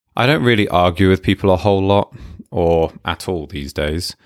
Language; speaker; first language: English; native; English